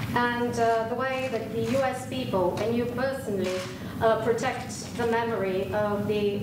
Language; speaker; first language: English; non-native, fluent; Bulgarian